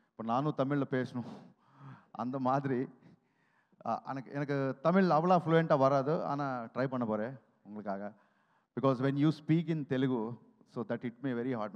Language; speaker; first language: Tamil; non-native, learner; Telugu